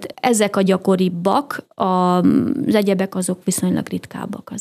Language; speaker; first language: Hungarian; native; Hungarian